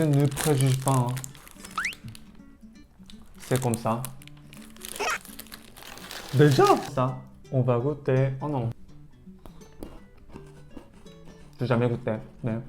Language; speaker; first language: French; non-native, learner; Korean